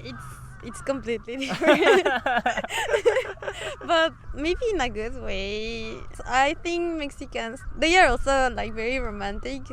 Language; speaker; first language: English; non-native, fluent; Spanish